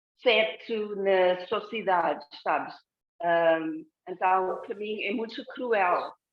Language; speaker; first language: Portuguese; non-native, fluent; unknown